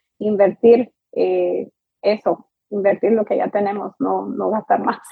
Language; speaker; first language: Spanish; early bilingual, heritage; Spanish